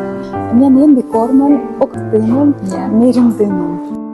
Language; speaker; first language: Kazakh; non-native, learner; Russian